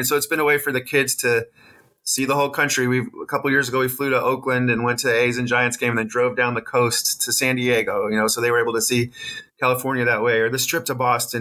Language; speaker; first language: English; native; English